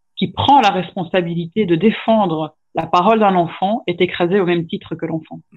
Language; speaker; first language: French; native; French